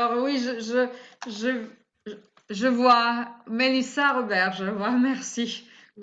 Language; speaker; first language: French; non-native, fluent; Italian